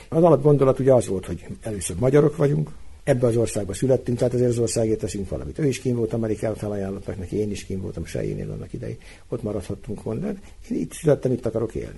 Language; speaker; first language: Hungarian; native; Hungarian